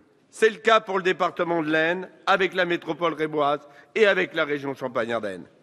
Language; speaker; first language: French; native; French